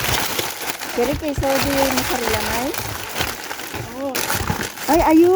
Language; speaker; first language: Spanish; non-native, fluent; Filipino